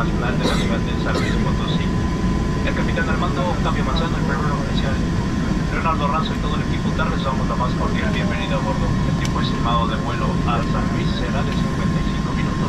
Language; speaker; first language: Spanish; native; Spanish